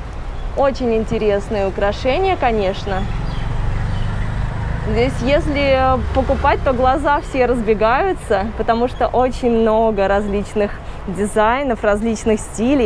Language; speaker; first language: Russian; native; Russian